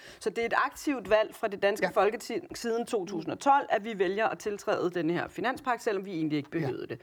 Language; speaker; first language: Danish; native; Danish